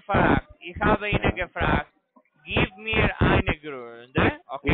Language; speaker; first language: German; non-native, learner; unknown